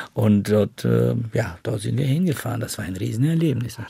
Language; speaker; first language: German; non-native, fluent; Bulgarian